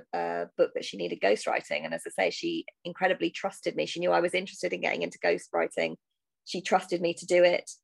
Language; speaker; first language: English; native; English